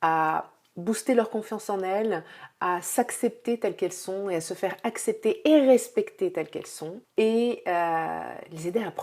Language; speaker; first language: French; native; French